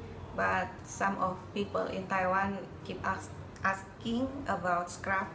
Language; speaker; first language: English; non-native, learner; Indonesian